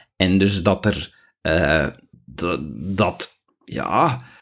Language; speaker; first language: Dutch; native; Dutch